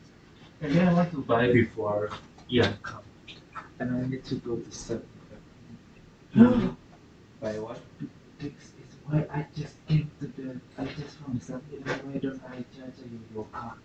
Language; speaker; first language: English; non-native, fluent; Chinese